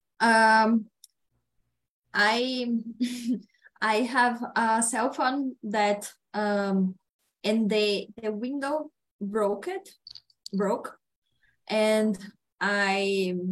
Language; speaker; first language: English; non-native, learner; Portuguese